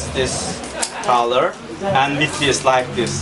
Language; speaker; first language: English; non-native, learner; Turkish